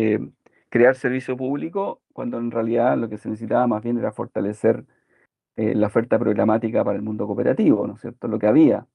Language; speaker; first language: Spanish; native; Spanish